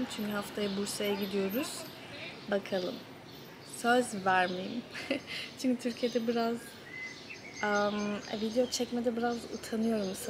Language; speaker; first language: Turkish; early bilingual, heritage; Turkish